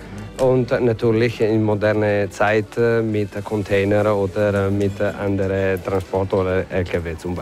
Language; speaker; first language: German; non-native, learner; Italian